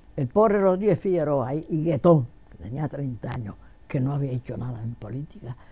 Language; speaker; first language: Spanish; native; Spanish